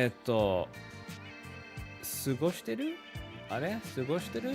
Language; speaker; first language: Japanese; non-native, learner; English